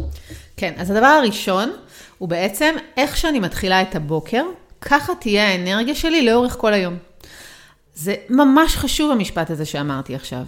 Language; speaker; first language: Hebrew; native; Hebrew